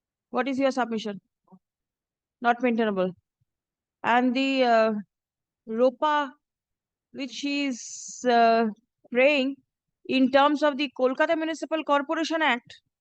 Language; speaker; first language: English; non-native, local second language; Bangla